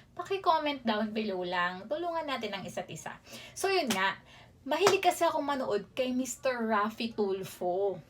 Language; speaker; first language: Filipino; native; Filipino